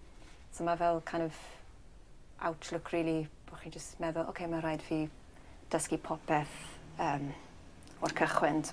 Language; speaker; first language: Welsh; early bilingual, other home language; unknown